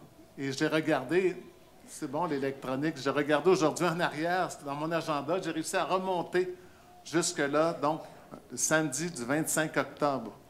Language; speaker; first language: French; native; French